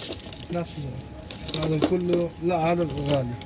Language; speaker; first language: Arabic; non-native, learner; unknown